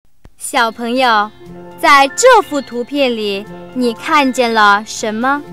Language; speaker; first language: Chinese; native; Chinese